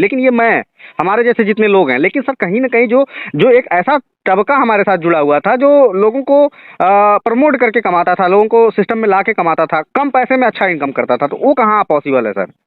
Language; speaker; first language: Hindi; native; Hindi